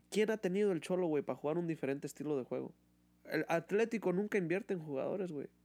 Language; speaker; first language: Spanish; early bilingual, heritage; Spanish